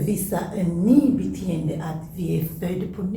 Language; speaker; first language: Swedish; non-native, learner; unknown